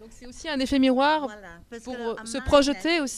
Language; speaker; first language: French; native; French